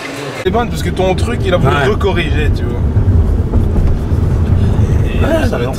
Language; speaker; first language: French; native; French